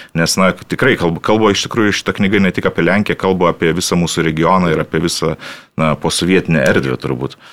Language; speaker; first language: Lithuanian; native; Lithuanian